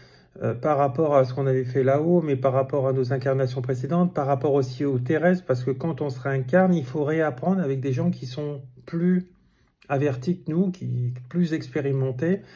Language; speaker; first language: French; native; French